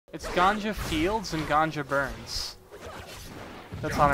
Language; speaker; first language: English; native; English